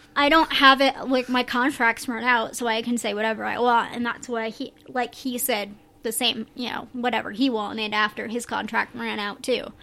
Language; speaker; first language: English; native; English